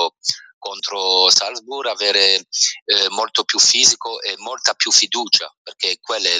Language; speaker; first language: Italian; early bilingual, heritage; French